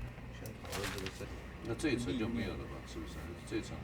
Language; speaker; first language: Chinese; native; Chinese